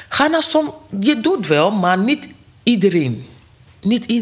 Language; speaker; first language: Dutch; non-native, learner; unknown